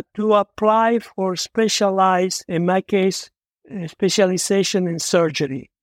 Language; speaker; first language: English; non-native, fluent; Italian